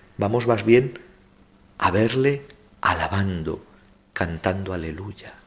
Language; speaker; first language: Spanish; native; Spanish